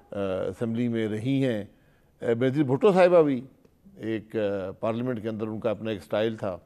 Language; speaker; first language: Urdu; non-native, local second language; Punjabi